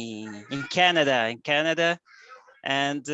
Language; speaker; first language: English; non-native, learner; Portuguese